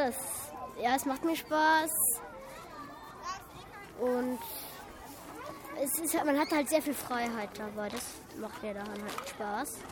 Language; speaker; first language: German; native; German